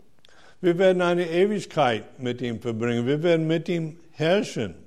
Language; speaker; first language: German; non-native, fluent; English